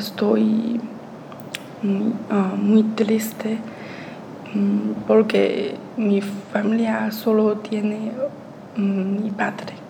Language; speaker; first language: Spanish; non-native, learner; Chinese